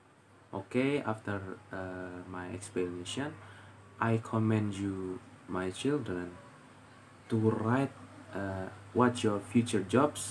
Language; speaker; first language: English; non-native, learner; Indonesian